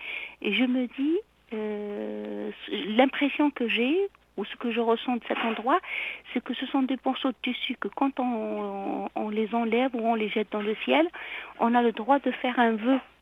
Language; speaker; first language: French; non-native, local second language; Arabic